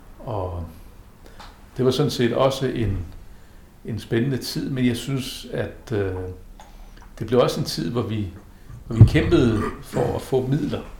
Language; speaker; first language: Danish; native; Danish